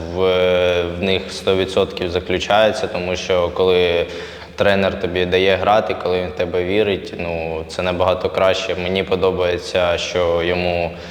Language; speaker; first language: Ukrainian; native; Ukrainian